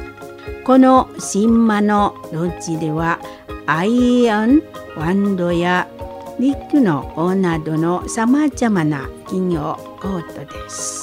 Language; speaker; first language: Japanese; non-native, fluent; Indonesian